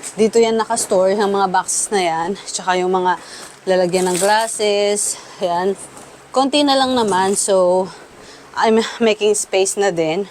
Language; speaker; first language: Filipino; native; Filipino